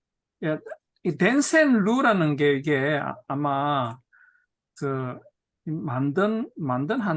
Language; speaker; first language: Korean; native; Korean